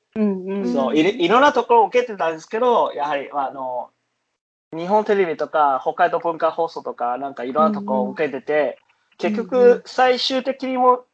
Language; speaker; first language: Japanese; non-native, fluent; Chinese